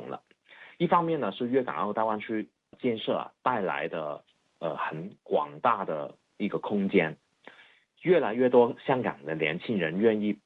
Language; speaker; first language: Chinese; non-native, fluent; Cantonese